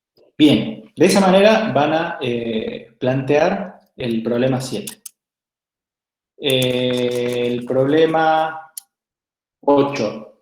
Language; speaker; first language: Spanish; native; Spanish